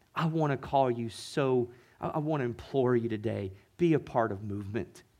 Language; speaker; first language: English; native; English